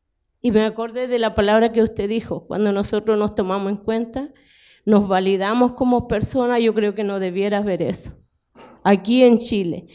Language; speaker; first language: Spanish; non-native, local second language; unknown